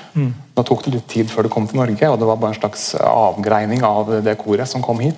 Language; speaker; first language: Norwegian; native; Norwegian